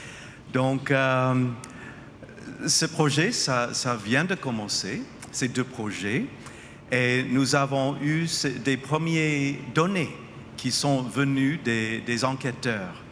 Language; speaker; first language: French; non-native, fluent; English